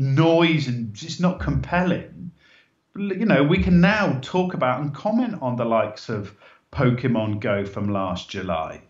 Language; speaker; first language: English; native; English